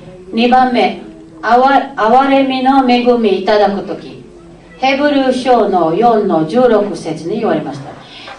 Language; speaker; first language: Japanese; non-native, fluent; Filipino